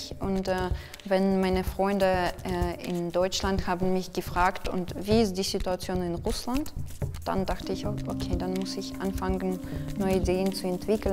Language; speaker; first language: German; non-native, fluent; Russian